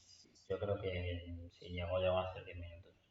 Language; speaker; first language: Spanish; native; Spanish